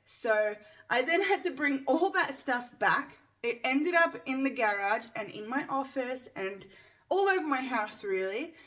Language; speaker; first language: English; native; English